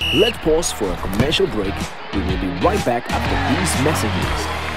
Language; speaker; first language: English; non-native, local second language; Akan